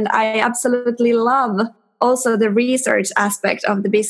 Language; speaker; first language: English; non-native, fluent; Finnish